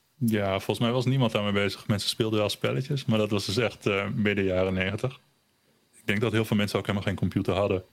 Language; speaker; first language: Dutch; early bilingual, other home language; German